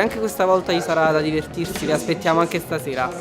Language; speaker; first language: Italian; native; Italian